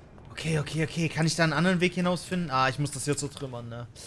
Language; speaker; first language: German; native; German